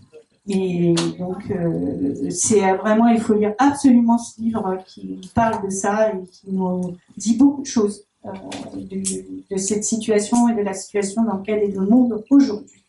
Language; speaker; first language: French; native; French